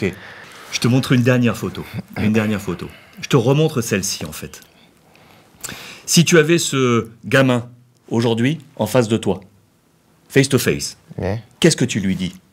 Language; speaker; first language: French; native; French